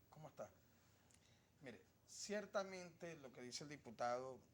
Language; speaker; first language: Spanish; native; Spanish